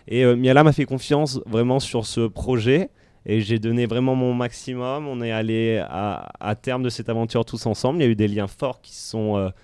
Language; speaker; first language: French; native; French